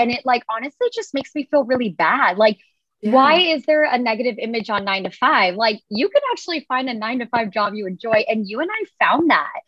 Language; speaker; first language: English; native; English